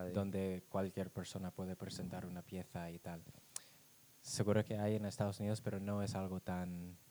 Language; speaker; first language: Spanish; non-native, fluent; English